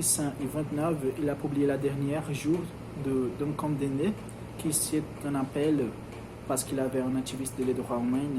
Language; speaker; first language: French; non-native, learner; Portuguese